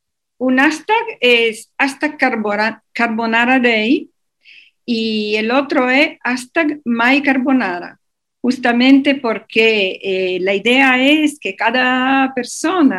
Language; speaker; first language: Spanish; non-native, fluent; Italian